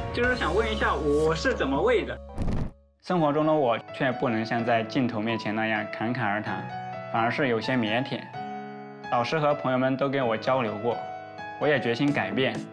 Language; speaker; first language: Chinese; native; Chinese